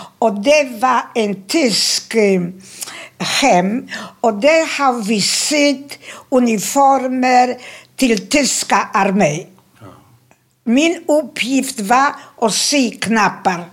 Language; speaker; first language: Swedish; non-native, fluent; Polish